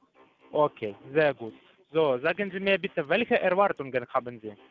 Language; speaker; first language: German; non-native, learner; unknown